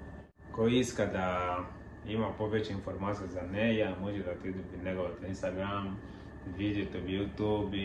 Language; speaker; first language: Bulgarian; non-native, learner; Portuguese